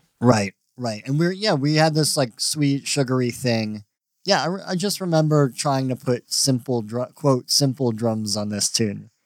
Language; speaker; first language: English; native; English